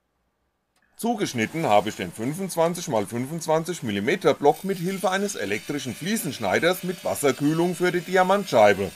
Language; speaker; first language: German; native; German